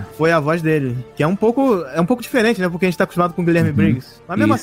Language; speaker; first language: Portuguese; native; Portuguese